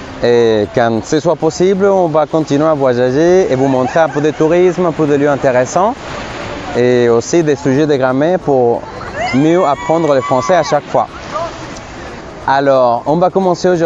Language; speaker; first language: French; non-native, fluent; Spanish